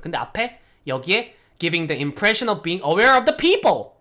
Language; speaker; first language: English; non-native, fluent; Korean